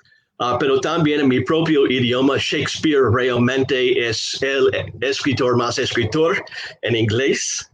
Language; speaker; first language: Spanish; non-native, fluent; English